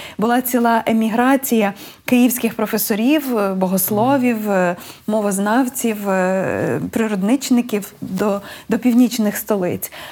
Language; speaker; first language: Ukrainian; native; Ukrainian